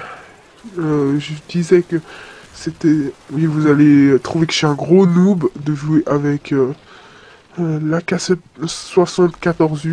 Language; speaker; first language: French; native; French